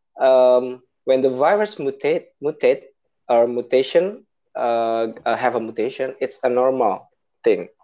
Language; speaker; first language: English; non-native, learner; Indonesian